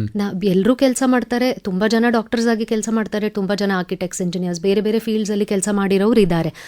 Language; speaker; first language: Kannada; non-native, local second language; Tamil